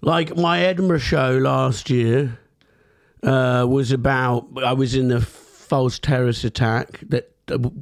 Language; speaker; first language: English; native; English